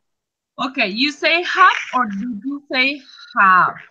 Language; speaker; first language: English; non-native, fluent; Spanish